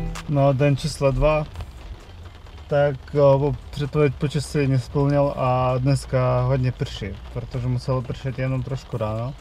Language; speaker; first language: Czech; non-native, fluent; Russian